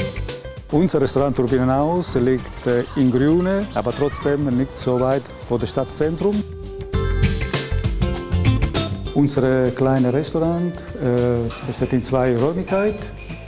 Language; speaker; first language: German; non-native, fluent; Italian